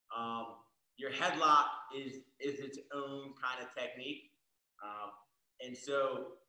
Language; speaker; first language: English; native; English